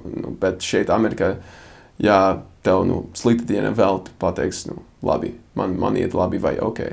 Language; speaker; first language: Latvian; non-native, fluent; English